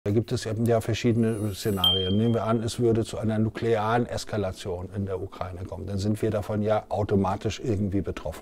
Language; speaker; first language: German; native; German